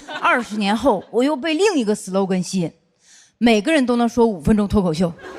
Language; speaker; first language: Chinese; native; Chinese